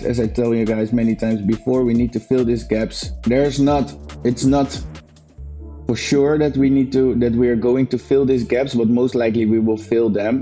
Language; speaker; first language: English; non-native, fluent; Dutch